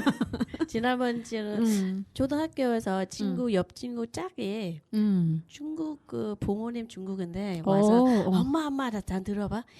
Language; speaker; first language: Korean; non-native, learner; Vietnamese